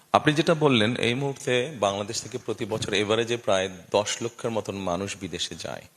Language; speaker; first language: Bangla; native; Bangla